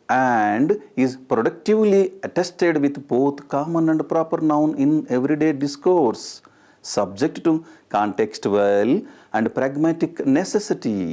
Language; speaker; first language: English; non-native, local second language; Telugu